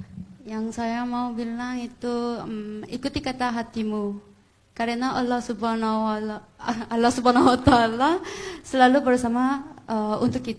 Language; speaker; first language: Indonesian; non-native, fluent; Korean